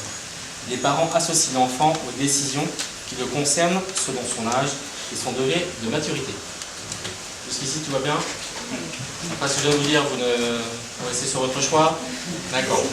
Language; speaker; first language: French; native; French